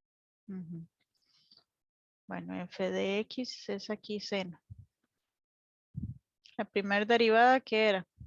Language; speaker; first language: Spanish; native; Spanish